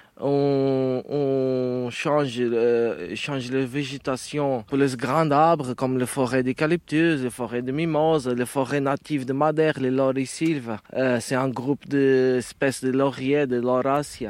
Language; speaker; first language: French; non-native, learner; Portuguese